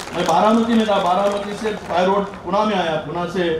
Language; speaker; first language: Hindi; non-native, local second language; Marathi